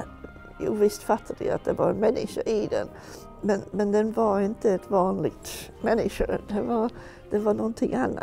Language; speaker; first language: Swedish; non-native, fluent; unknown